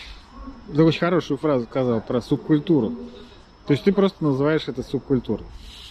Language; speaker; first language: Russian; native; Russian